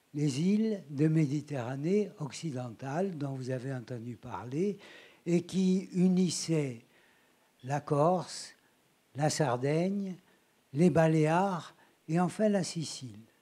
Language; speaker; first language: French; native; French